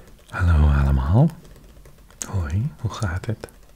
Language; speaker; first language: Dutch; non-native, learner; English